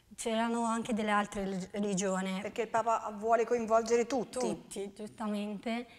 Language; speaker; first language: Italian; non-native, fluent; Albanian